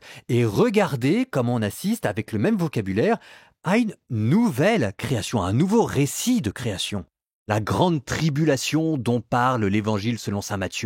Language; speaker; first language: French; native; French